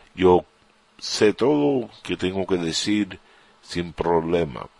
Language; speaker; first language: Spanish; non-native, learner; English